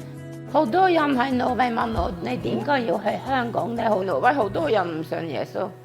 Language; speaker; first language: Cantonese; non-native, fluent; Norwegian